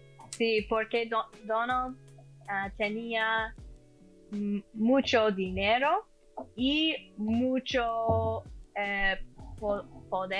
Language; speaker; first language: Spanish; non-native, learner; English